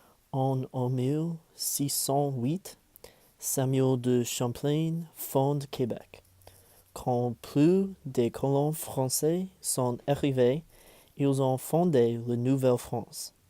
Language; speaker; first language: French; non-native, learner; English